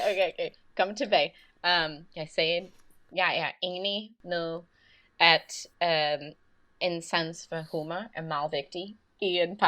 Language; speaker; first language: Danish; non-native, learner; English